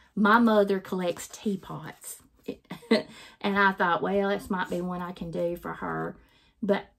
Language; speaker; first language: English; native; English